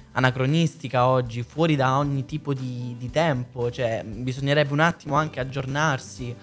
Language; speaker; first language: Italian; native; Italian